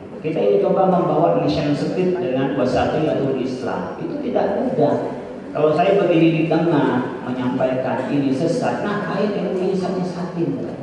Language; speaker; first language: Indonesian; non-native, local second language; Madurese